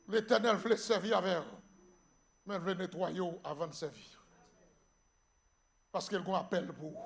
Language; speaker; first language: French; non-native, local second language; Haitian Creole